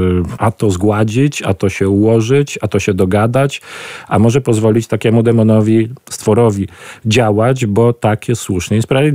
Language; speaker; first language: Polish; native; Polish